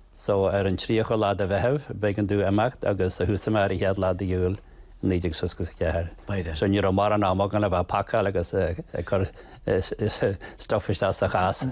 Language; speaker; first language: Irish; native; Irish